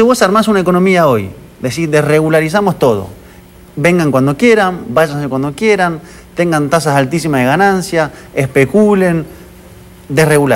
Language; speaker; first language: Spanish; native; Spanish